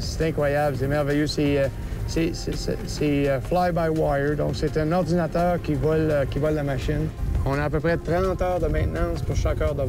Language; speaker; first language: French; native; French